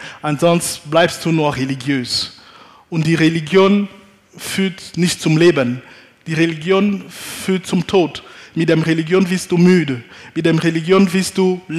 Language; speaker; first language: German; non-native, fluent; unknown